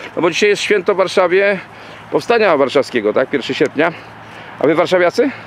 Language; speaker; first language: Polish; native; Polish